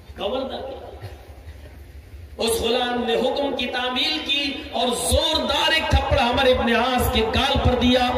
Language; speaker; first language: Hindi; native; Hindi